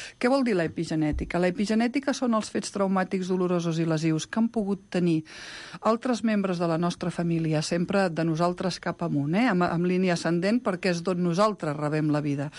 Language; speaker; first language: Catalan; non-native, local second language; Spanish